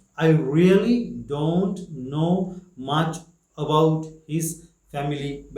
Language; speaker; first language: English; non-native, local second language; Sinhala